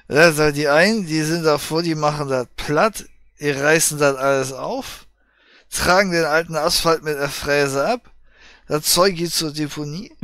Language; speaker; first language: German; native; German